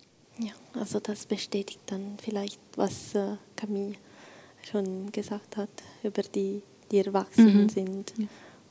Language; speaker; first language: German; non-native, fluent; Italian